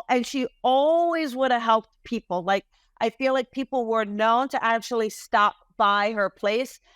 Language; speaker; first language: English; native; English